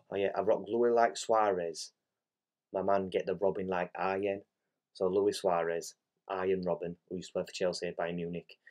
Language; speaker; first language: English; native; English